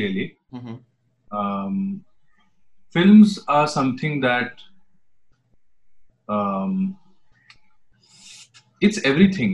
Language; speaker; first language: English; non-native, local second language; Hindi